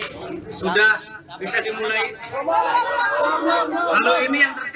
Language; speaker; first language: Indonesian; native; Indonesian